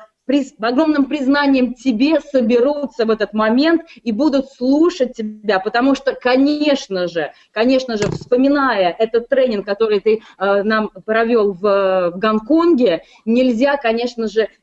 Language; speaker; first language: Russian; native; Russian